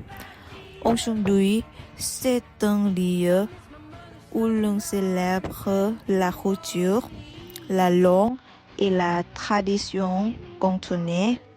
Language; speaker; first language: French; non-native, learner; Thai